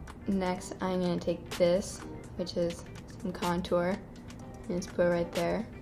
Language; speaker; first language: English; native; English